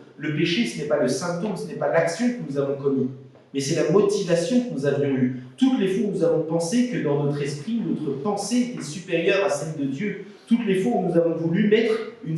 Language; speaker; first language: French; native; French